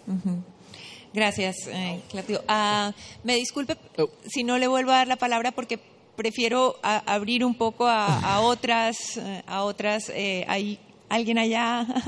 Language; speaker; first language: Spanish; native; Spanish